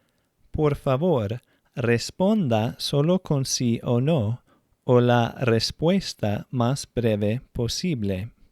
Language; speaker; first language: Spanish; non-native, fluent; English